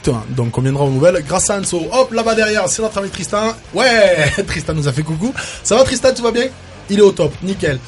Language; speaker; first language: French; native; French